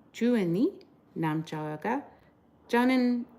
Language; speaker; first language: Korean; non-native, learner; English